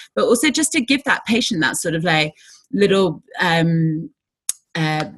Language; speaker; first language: English; native; English